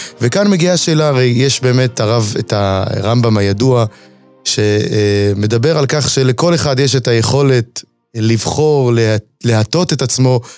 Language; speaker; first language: Hebrew; native; Hebrew